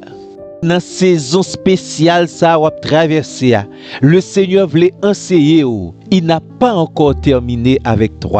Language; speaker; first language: French; non-native, local second language; Haitian Creole